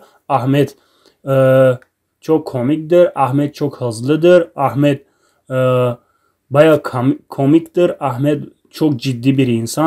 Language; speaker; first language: Turkish; non-native, learner; Tajik